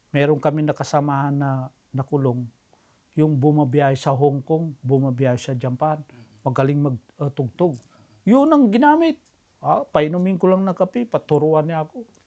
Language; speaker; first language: Filipino; non-native, local second language; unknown